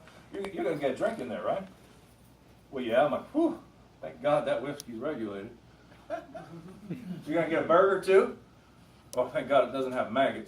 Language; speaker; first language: English; native; English